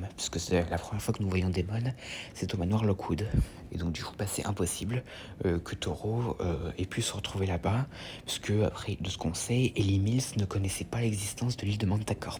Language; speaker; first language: French; native; French